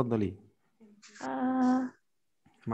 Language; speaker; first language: Arabic; non-native, fluent; Indonesian